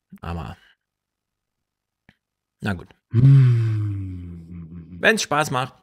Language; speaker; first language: German; native; German